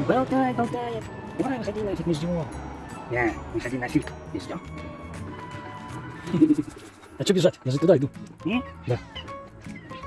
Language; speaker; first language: Russian; native; Russian